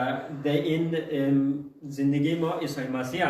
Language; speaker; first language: Persian; early bilingual, heritage; Persian